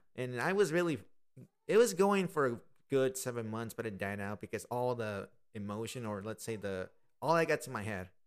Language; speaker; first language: English; native; English